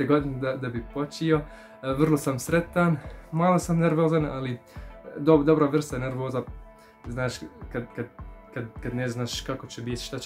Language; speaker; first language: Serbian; non-native, learner; Arabic